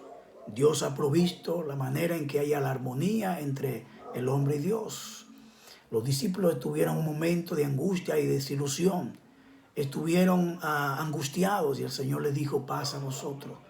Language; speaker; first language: Spanish; native; Spanish